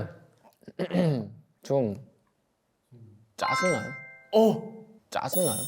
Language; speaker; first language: Korean; native; Korean